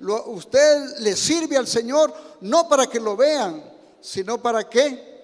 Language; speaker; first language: Spanish; native; Spanish